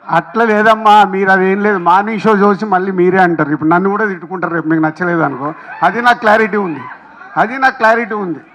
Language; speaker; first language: Telugu; native; Telugu